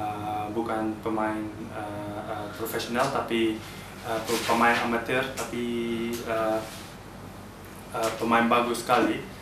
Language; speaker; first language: Indonesian; early bilingual, heritage; Dutch